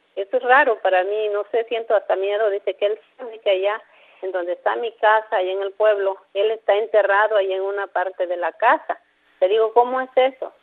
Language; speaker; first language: Spanish; native; Spanish